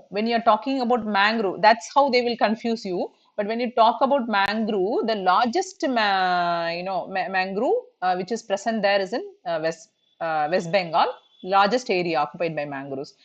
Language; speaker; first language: English; non-native, local second language; Tamil